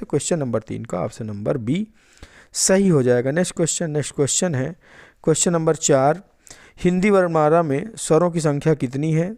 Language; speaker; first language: Hindi; native; Hindi